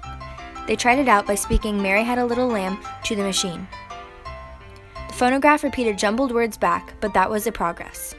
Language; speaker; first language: English; native; English